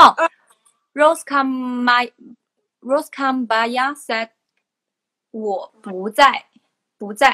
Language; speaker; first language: Chinese; non-native, learner; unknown